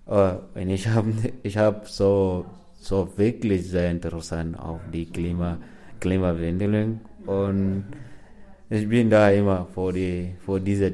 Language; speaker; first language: German; non-native, learner; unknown